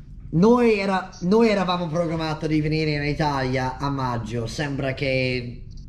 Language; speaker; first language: Italian; non-native, fluent; English